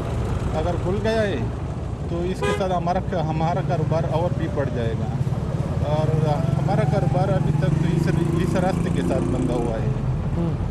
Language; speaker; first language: Hindi; non-native, local second language; Pashto